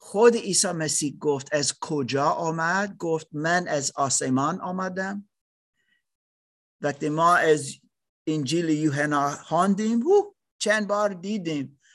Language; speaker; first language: Persian; non-native, learner; German